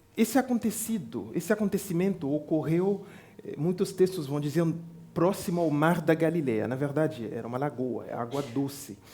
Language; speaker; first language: Portuguese; non-native, fluent; French